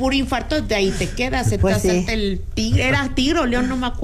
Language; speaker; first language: Spanish; native; Spanish